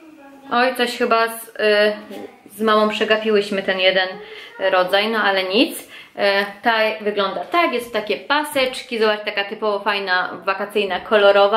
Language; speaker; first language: Polish; native; Polish